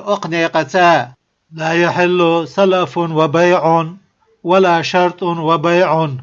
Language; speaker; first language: Arabic; non-native, fluent; Chechen